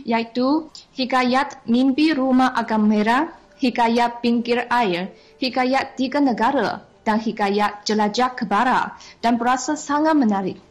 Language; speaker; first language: Malay; non-native, fluent; Chinese